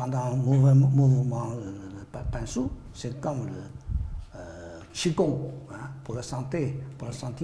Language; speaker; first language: French; non-native, learner; Chinese